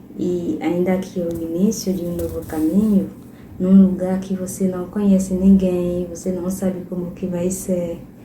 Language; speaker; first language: Portuguese; non-native, fluent; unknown